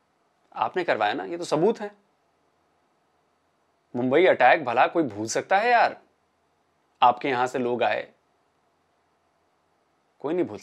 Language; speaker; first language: Hindi; native; Hindi